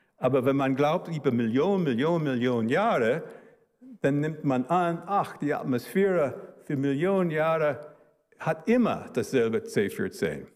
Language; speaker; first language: German; early bilingual, heritage; German